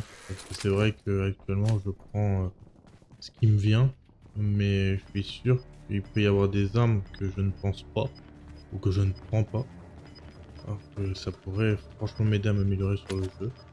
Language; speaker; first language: French; native; French